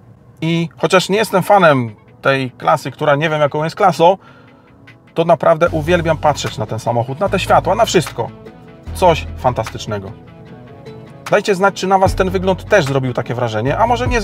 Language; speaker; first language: Polish; native; Polish